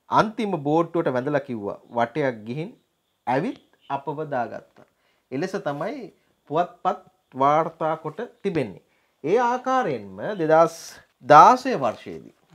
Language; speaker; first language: Sinhala; native; Sinhala